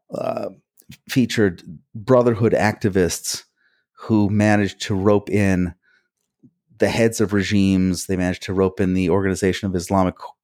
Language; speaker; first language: English; early bilingual, other home language; Hungarian